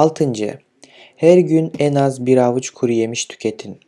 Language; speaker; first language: Turkish; non-native, fluent; Kyrgyz